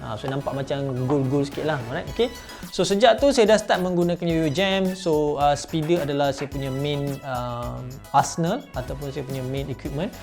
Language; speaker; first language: Malay; native; Malay